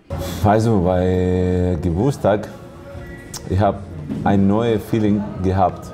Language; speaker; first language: German; non-native, learner; Russian